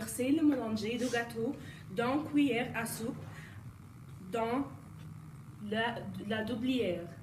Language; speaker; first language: French; non-native, learner; English